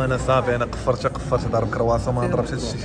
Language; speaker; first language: Arabic; native; Arabic